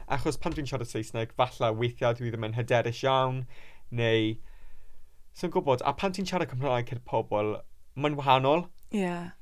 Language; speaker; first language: Welsh; non-native, local second language; English